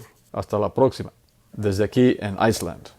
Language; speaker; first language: Spanish; non-native, fluent; English